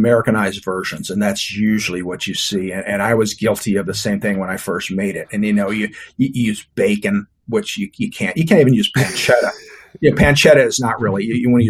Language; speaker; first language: English; native; English